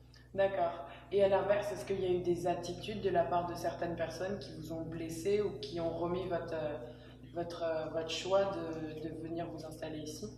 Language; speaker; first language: French; native; French